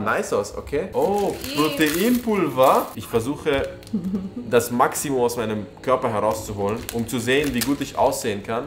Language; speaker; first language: German; early bilingual, other home language; Persian